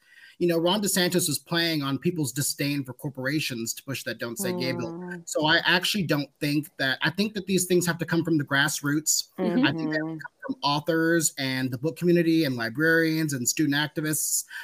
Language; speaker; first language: English; native; English